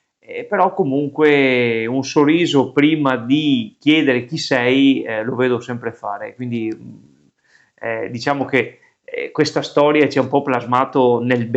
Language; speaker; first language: Italian; native; Italian